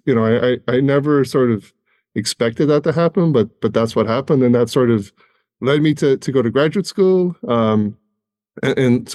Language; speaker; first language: English; native; English